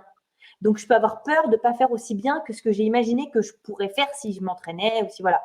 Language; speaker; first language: French; native; French